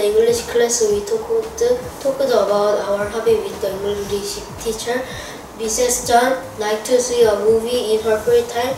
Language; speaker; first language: English; non-native, learner; Korean